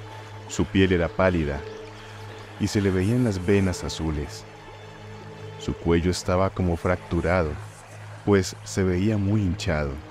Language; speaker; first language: Spanish; native; Spanish